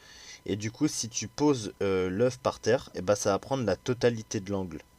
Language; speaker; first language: French; native; French